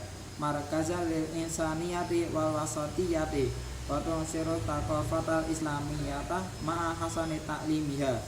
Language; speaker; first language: Arabic; non-native, learner; Indonesian